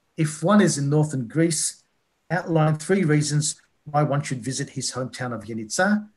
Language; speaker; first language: English; early bilingual, other home language; Greek